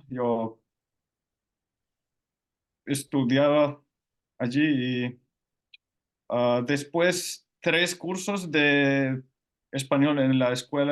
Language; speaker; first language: Spanish; non-native, fluent; Finnish